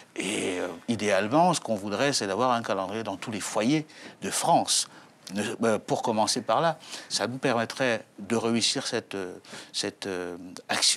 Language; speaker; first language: French; native; French